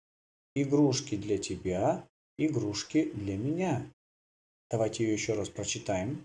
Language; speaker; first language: Russian; native; Russian